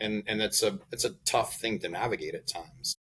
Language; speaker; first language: English; native; English